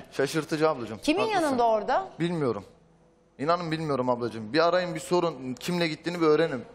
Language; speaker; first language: Turkish; native; Turkish